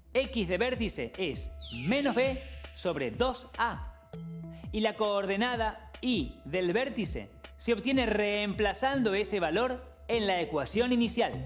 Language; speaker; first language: Spanish; native; Spanish